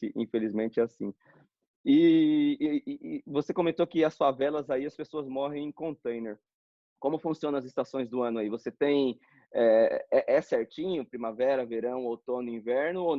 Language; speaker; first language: Portuguese; native; Portuguese